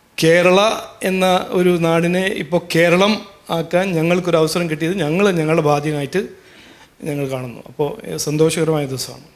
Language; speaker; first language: Malayalam; early bilingual, heritage; Malayalam